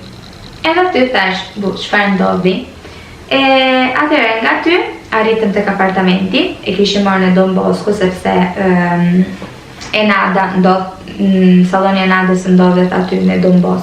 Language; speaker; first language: Albanian; early bilingual, heritage; Albanian